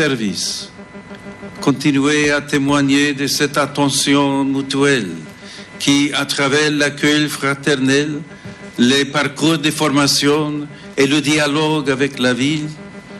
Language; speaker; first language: French; non-native, fluent; English